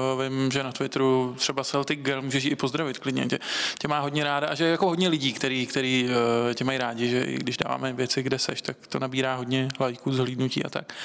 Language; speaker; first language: Czech; native; Czech